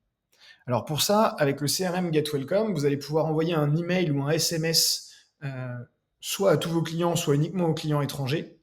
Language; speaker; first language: French; native; French